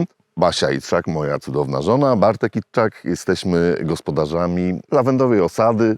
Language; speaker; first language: Polish; native; Polish